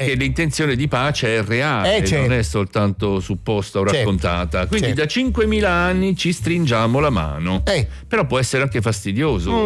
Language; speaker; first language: Italian; native; Italian